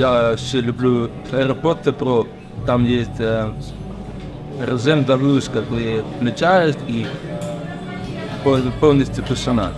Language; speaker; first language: Ukrainian; native; Ukrainian